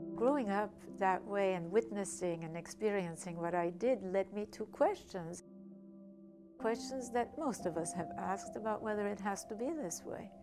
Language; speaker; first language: English; early bilingual, other home language; German